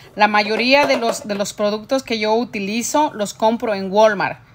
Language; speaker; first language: Spanish; native; Spanish